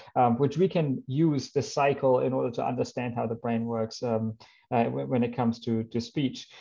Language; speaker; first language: English; non-native, fluent; German